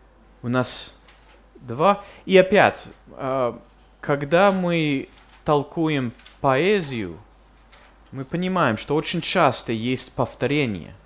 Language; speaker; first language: Russian; non-native, fluent; English